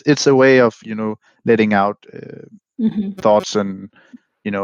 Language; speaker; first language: English; non-native, fluent; Danish